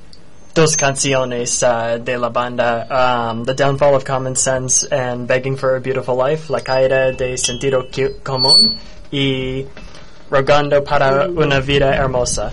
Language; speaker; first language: Spanish; non-native, learner; English